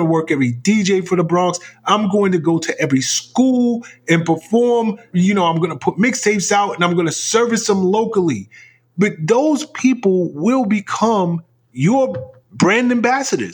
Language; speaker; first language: English; native; English